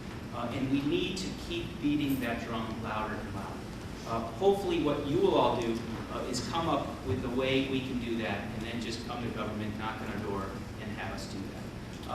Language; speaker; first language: English; native; English